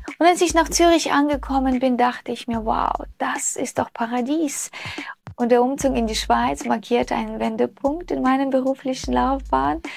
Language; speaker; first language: German; early bilingual, other home language; Russian